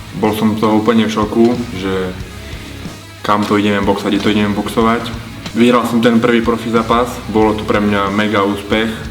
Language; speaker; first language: Slovak; native; Slovak